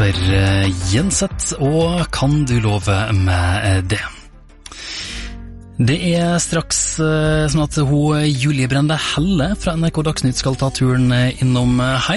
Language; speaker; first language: Norwegian; native; Norwegian